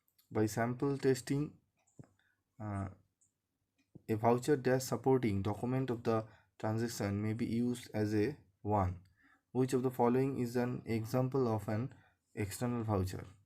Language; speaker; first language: English; non-native, local second language; Bangla